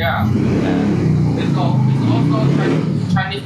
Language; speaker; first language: English; non-native, learner; Chinese